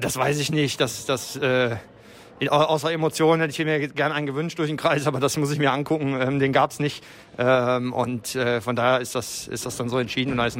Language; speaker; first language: German; native; German